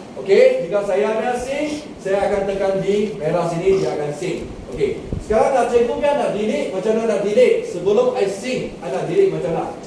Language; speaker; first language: Malay; non-native, local second language; Chinese